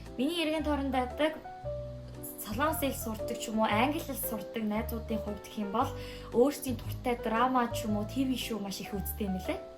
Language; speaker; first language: Mongolian; non-native, fluent; Korean